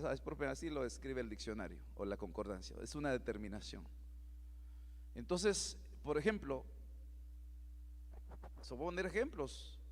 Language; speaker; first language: Spanish; native; Spanish